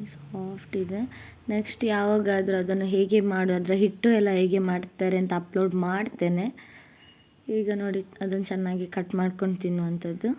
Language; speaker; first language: Kannada; non-native, local second language; Tulu